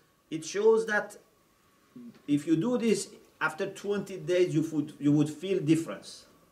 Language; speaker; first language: English; non-native, fluent; Persian